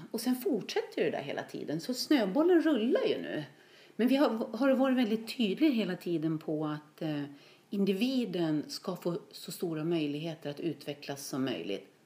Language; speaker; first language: Swedish; native; Swedish